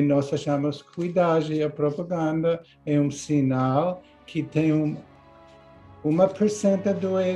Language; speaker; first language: Portuguese; non-native, learner; English